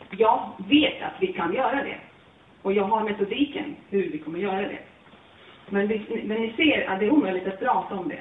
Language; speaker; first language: Swedish; non-native, fluent; Latvian